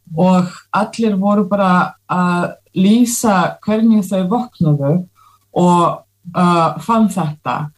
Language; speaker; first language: Icelandic; non-native, fluent; Russian